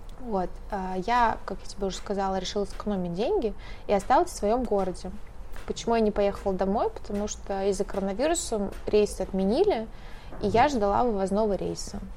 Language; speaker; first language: Russian; native; Russian